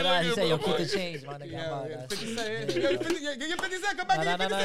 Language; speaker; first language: English; native; English